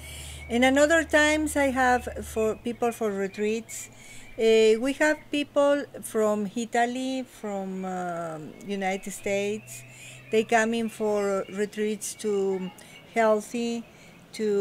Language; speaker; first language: English; non-native, learner; Spanish